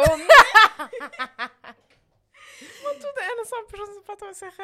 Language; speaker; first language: Swedish; non-native, local second language; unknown